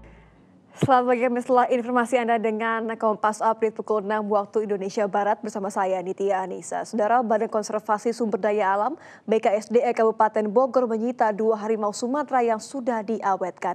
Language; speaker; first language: Indonesian; native; Indonesian